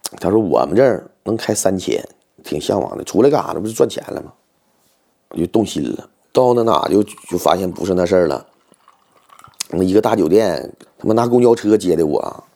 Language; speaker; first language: Chinese; native; Chinese